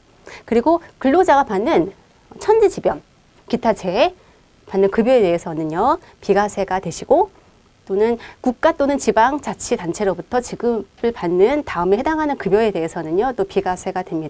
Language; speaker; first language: Korean; native; Korean